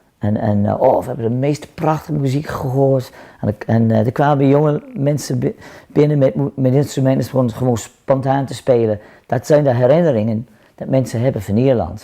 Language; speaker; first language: Dutch; non-native, fluent; English